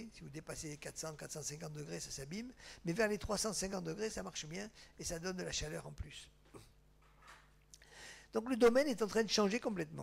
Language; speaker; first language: French; native; French